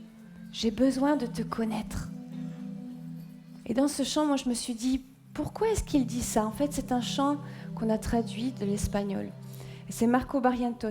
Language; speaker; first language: French; native; French